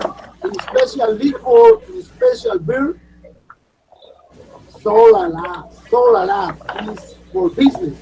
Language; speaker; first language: English; non-native, learner; Spanish